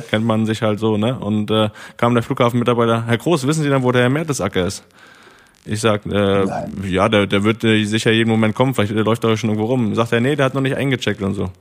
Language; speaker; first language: German; native; German